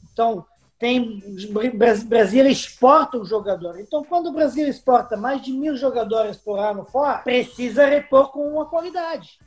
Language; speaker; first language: Portuguese; non-native, fluent; Serbian